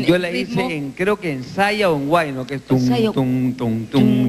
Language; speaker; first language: Spanish; native; Spanish